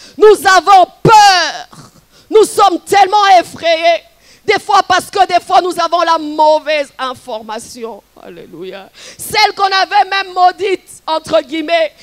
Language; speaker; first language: French; non-native, local second language; Lingala